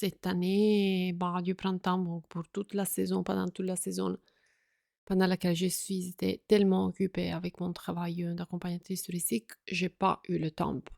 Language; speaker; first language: French; non-native, fluent; Italian